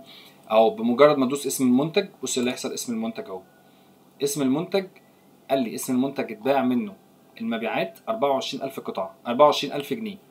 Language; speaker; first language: Arabic; native; Arabic